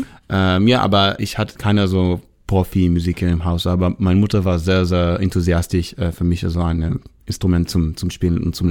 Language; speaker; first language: German; non-native, learner; Hebrew